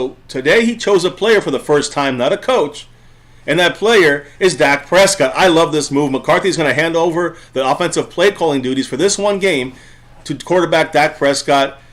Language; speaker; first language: English; native; English